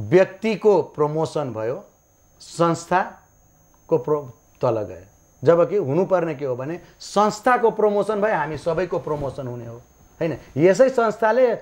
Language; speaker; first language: Nepali; non-native, local second language; Maithili